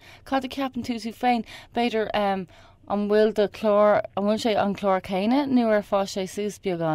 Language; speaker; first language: Irish; non-native, learner; English